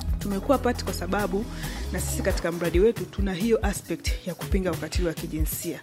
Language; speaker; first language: Swahili; native; Swahili